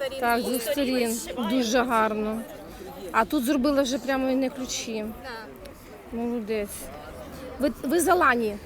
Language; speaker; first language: Ukrainian; native; Ukrainian